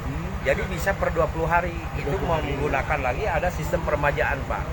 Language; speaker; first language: Indonesian; native; Indonesian